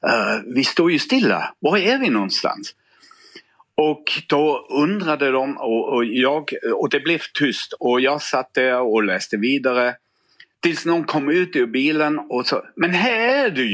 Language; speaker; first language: Swedish; non-native, fluent; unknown